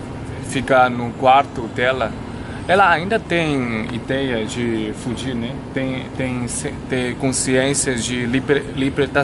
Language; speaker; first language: Portuguese; non-native, learner; Chinese